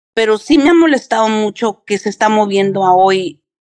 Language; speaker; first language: Spanish; early bilingual, heritage; Spanish